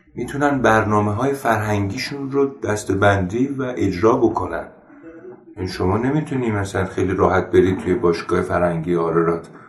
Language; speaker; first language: Persian; non-native, local second language; Armenian